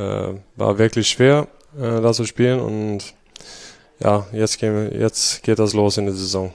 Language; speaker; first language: German; non-native, fluent; Swedish